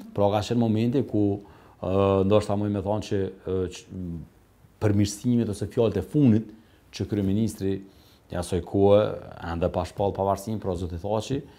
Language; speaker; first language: Albanian; native; Albanian